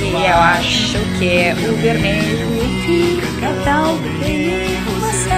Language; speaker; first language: Portuguese; non-native, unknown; Russian